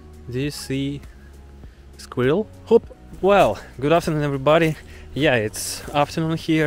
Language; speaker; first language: English; non-native, fluent; Ukrainian